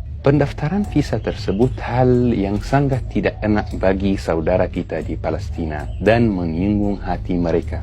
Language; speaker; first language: Indonesian; non-native, fluent; Arabic